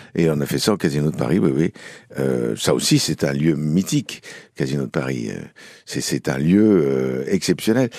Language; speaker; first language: French; native; French